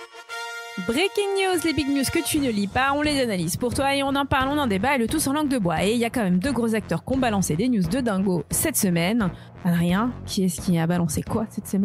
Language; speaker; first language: French; native; French